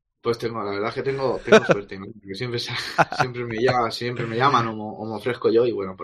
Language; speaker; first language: Spanish; native; Spanish